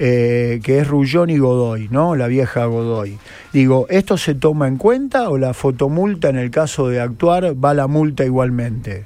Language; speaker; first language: Spanish; native; Spanish